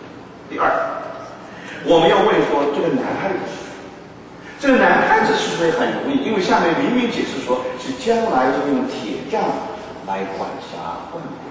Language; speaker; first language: Chinese; native; Chinese